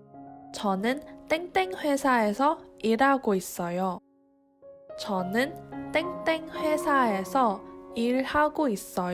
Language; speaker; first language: Korean; non-native, fluent; Chinese